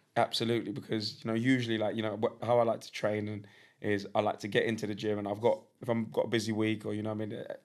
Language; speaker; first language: English; native; English